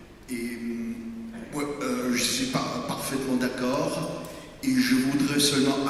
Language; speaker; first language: French; non-native, fluent; German